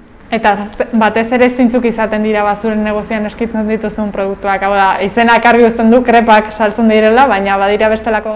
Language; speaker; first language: Basque; native; Basque